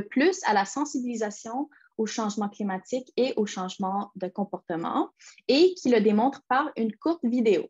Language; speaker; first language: French; native; French